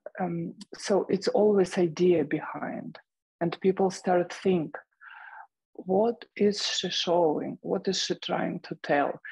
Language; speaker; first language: English; non-native, fluent; Russian